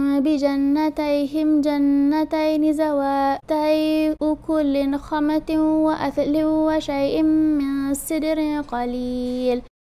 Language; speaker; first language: Arabic; non-native, learner; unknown